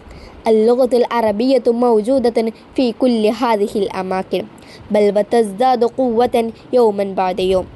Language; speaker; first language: Arabic; non-native, learner; Malayalam